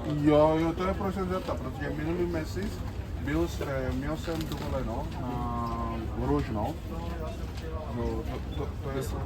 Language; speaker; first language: Czech; non-native, learner; English